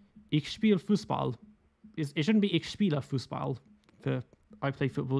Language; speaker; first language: German; non-native, learner; English